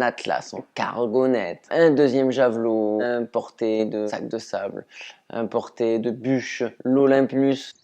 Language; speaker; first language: French; native; French